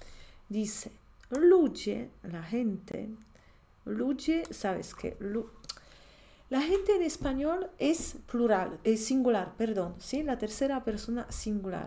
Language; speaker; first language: Spanish; non-native, fluent; Polish